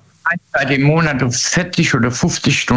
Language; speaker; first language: German; native; German